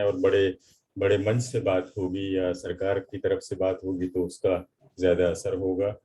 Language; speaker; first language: Hindi; native; Hindi